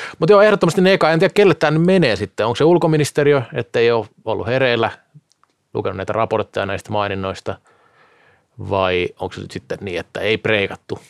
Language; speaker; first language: Finnish; native; Finnish